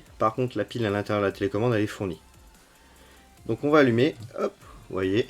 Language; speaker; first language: French; native; French